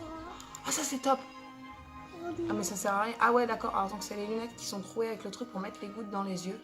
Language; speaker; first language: French; native; French